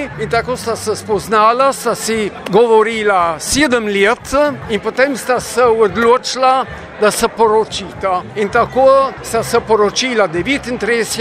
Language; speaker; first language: Slovenian; early bilingual, heritage; Slovenian